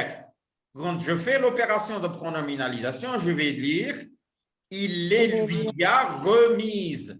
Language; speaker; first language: French; non-native, local second language; Arabic